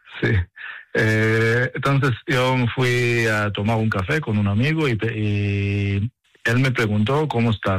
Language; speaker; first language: Spanish; non-native, fluent; Hebrew